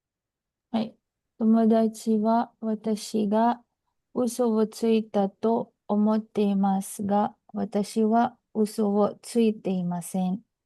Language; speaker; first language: Japanese; non-native, learner; Filipino